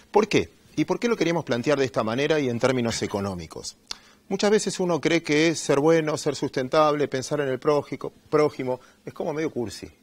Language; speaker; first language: Spanish; native; Spanish